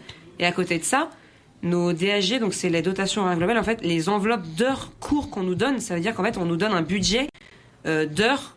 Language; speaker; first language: French; native; French